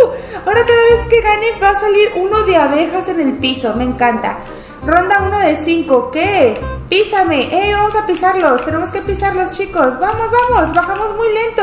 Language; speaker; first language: Spanish; native; Spanish